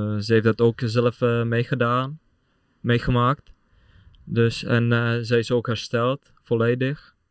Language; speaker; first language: Dutch; non-native, fluent; Czech